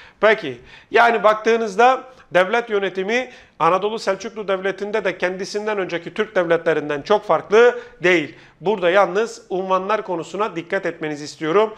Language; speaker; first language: Turkish; native; Turkish